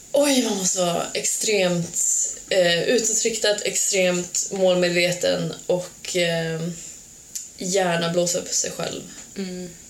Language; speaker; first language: Swedish; early bilingual, other home language; Hungarian